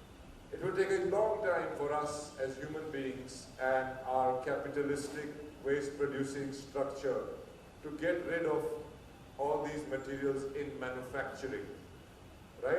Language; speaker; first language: English; non-native, local second language; Hindi